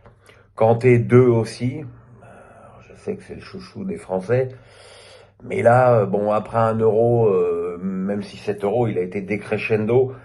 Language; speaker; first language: French; native; French